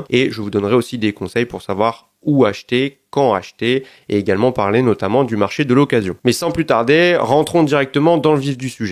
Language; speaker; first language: French; native; French